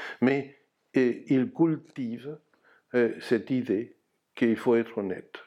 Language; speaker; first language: French; non-native, fluent; Spanish